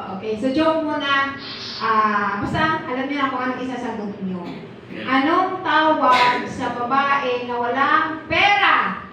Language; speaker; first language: Filipino; non-native, local second language; Cebuano